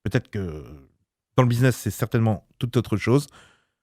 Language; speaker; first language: French; native; French